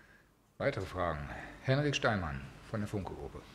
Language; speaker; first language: German; native; German